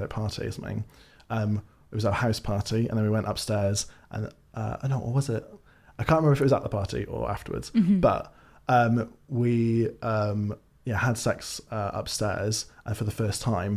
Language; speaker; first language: English; native; English